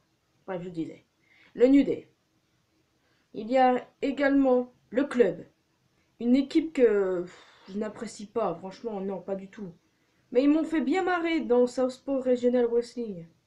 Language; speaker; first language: French; native; French